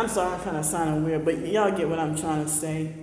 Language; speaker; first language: English; native; English